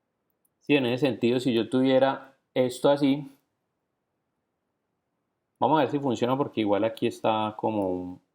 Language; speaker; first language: Spanish; native; Spanish